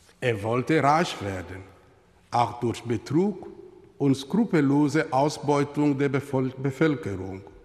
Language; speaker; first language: German; non-native, fluent; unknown